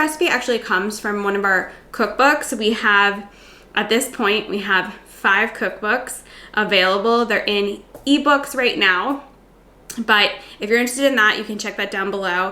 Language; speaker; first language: English; native; English